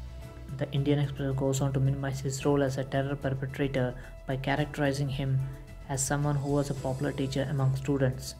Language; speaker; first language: English; non-native, local second language; Telugu